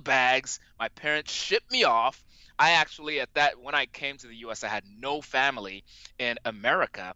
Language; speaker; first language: English; non-native, local second language; Yoruba